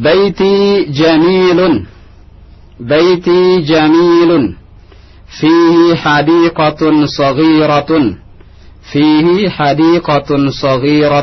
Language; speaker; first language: Arabic; non-native, fluent; Indonesian